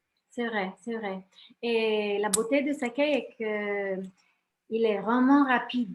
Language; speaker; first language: French; non-native, fluent; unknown